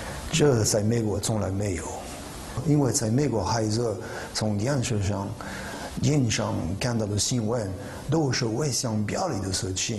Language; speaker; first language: Chinese; non-native, learner; French